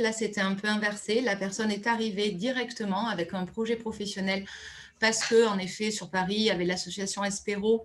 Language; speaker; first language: French; native; French